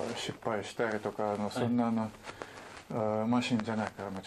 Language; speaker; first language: Japanese; non-native, learner; Russian